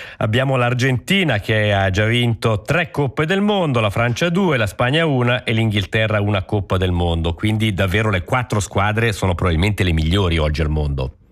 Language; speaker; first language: Italian; native; Italian